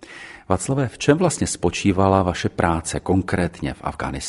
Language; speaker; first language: Czech; native; Czech